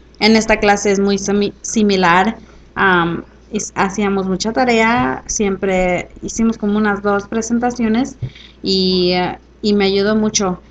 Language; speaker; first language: Spanish; early bilingual, heritage; Spanish